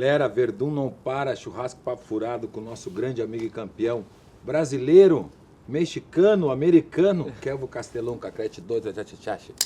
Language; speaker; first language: Portuguese; native; Portuguese